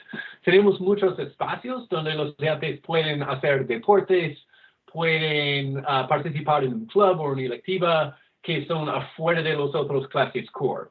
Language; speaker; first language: Spanish; non-native, fluent; English